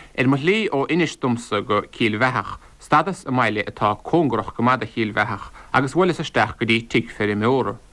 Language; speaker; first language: Irish; native; Irish